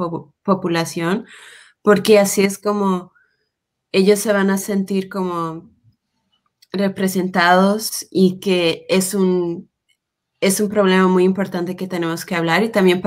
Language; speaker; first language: Spanish; non-native, fluent; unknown